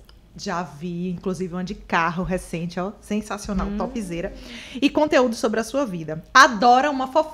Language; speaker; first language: Portuguese; native; Portuguese